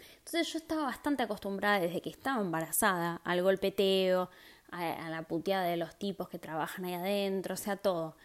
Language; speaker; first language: Spanish; native; Spanish